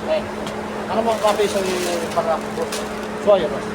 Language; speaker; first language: Arabic; non-native, learner; Filipino